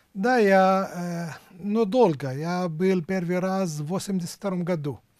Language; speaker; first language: Russian; non-native, fluent; Arabic